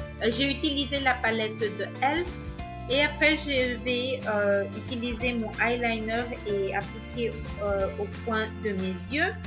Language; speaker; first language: French; non-native, fluent; Spanish